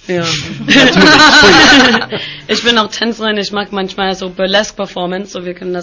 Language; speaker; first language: German; non-native, learner; English